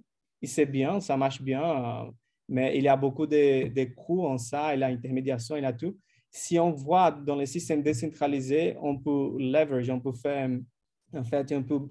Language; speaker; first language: French; non-native, fluent; Portuguese